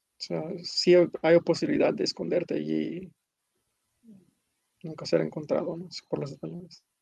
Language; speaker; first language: Spanish; early bilingual, heritage; Spanish